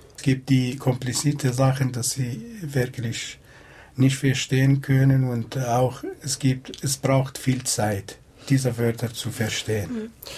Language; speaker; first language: German; non-native, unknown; Kurdish